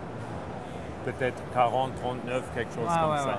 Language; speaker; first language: French; non-native, fluent; German